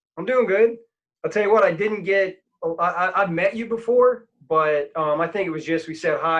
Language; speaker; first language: English; native; English